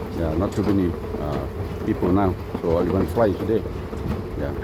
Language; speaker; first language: English; non-native, local second language; Lao